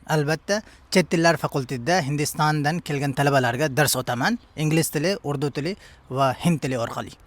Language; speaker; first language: Uzbek; non-native, fluent; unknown